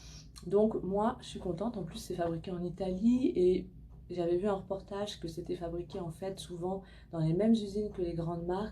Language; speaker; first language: French; native; French